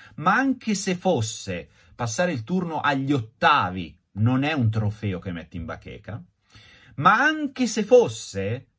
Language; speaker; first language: Italian; native; Italian